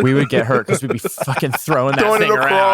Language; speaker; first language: English; native; English